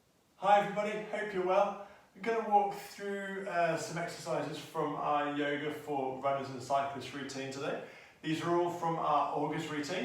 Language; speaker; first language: English; native; English